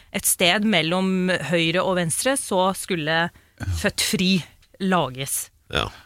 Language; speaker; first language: Norwegian; early bilingual, other home language; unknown